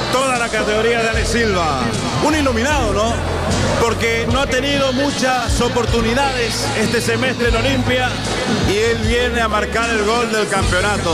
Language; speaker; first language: Spanish; native; Spanish